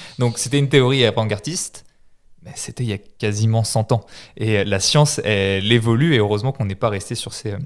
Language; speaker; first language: French; native; French